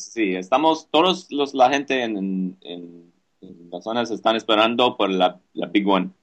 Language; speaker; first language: Spanish; non-native, learner; English